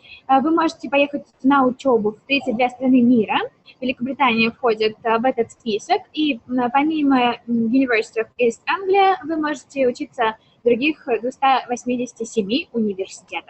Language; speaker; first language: Russian; native; Russian